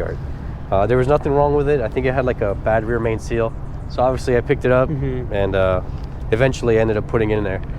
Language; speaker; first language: English; native; English